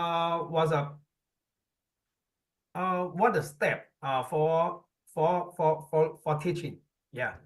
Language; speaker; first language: English; non-native, learner; Thai